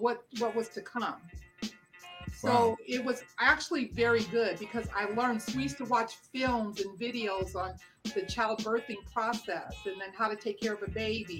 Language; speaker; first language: English; native; English